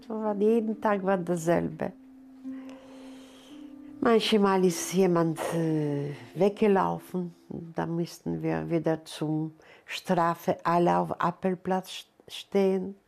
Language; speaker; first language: German; non-native, fluent; Polish